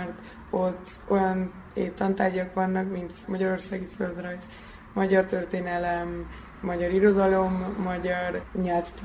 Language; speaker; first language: Hungarian; early bilingual, heritage; Hungarian